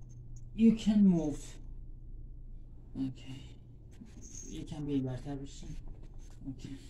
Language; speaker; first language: English; non-native, learner; Persian